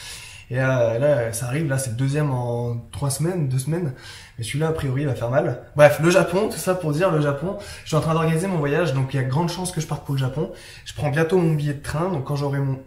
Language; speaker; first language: French; native; French